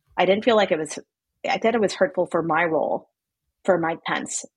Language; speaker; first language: English; native; English